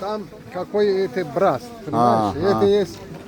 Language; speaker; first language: Russian; non-native, learner; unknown